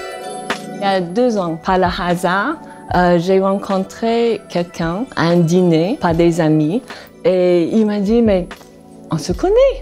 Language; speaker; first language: French; non-native, fluent; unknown